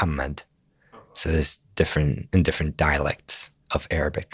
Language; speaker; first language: English; non-native, fluent; Arabic